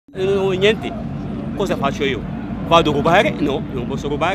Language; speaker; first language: Italian; non-native, learner; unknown